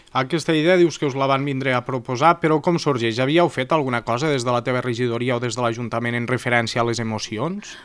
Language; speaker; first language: Catalan; native; Catalan